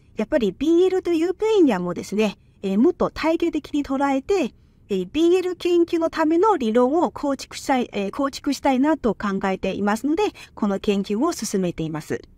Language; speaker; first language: Japanese; non-native, fluent; Chinese